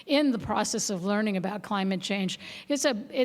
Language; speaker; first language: English; native; English